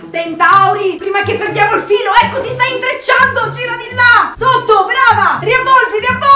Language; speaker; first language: Italian; native; Italian